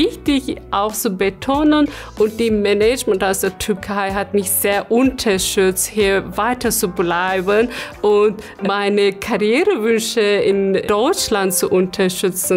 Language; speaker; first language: German; non-native, learner; Turkish